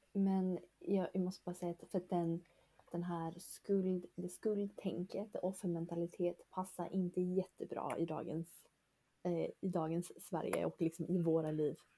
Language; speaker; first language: Swedish; early bilingual, other home language; Chinese